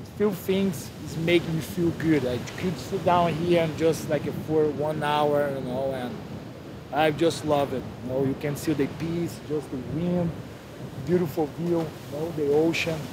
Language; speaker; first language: English; non-native, fluent; Portuguese